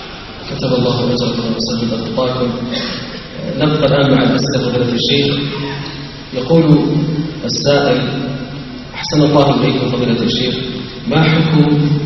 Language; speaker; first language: Arabic; native; Arabic